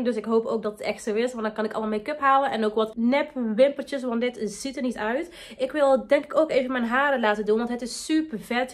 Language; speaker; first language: Dutch; early bilingual, other home language; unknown